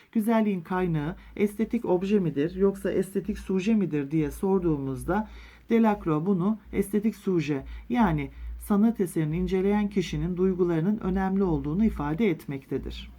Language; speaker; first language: Turkish; native; Turkish